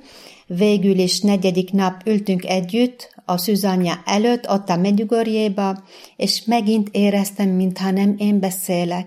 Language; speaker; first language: Hungarian; non-native, fluent; Arabic